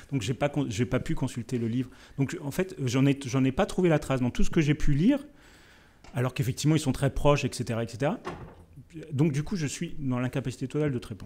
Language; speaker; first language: French; native; French